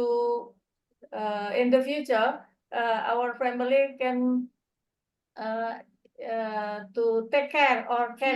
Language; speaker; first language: English; non-native, learner; Indonesian